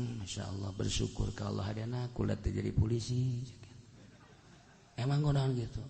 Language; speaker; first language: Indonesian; non-native, local second language; Sundanese